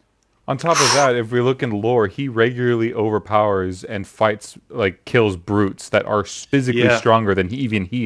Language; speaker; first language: English; native; English